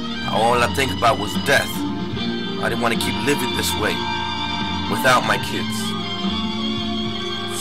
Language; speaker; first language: English; non-native, fluent; Spanish